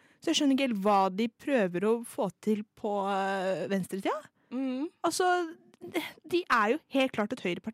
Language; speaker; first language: Norwegian; native; Norwegian